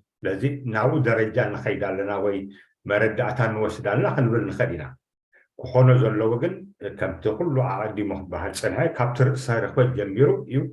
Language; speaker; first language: Tigrinya; native; Tigrinya